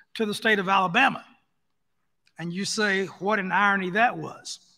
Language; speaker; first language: English; native; English